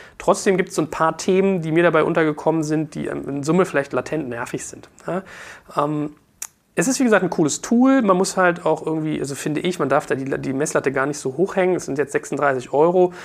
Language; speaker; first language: German; native; German